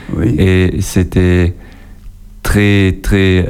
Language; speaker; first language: French; non-native, learner; German